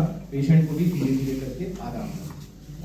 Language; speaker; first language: Hindi; native; Hindi